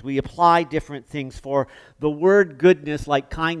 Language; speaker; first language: English; native; English